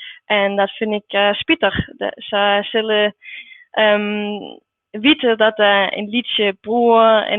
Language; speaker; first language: Dutch; non-native, learner; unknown